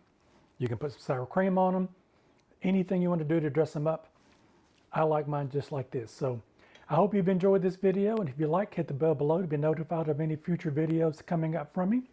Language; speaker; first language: English; native; English